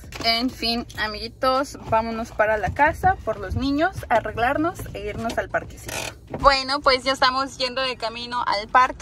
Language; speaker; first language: Spanish; native; Spanish